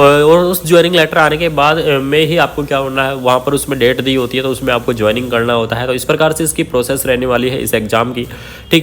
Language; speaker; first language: Hindi; native; Hindi